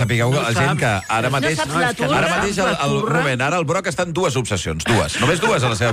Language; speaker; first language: Catalan; native; Catalan